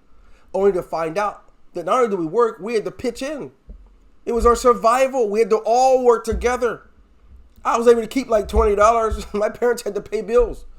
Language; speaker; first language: English; native; English